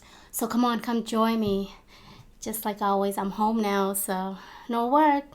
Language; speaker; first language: English; non-native, learner; Thai